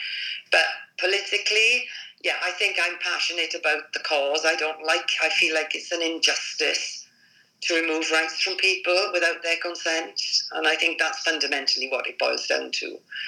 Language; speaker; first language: English; native; English